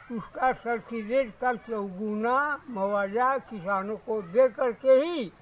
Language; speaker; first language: Hindi; native; Hindi